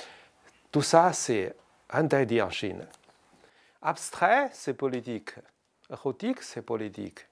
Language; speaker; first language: French; non-native, learner; Chinese